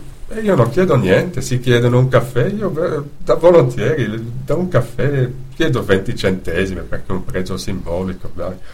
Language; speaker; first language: Italian; non-native, fluent; Dutch